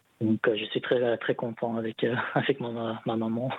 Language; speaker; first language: French; non-native, local second language; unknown